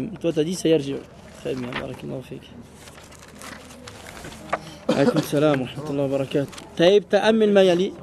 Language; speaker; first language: Arabic; non-native, fluent; French